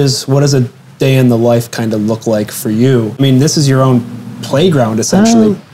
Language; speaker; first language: English; native; English